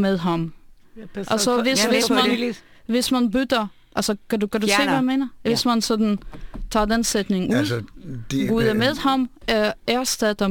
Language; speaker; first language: Danish; non-native, fluent; Russian